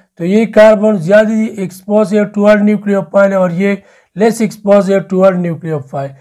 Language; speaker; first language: Urdu; non-native, local second language; Pashto